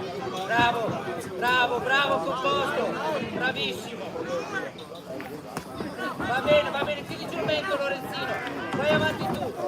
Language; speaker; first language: Italian; native; Italian